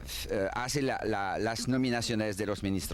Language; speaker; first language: Spanish; non-native, learner; French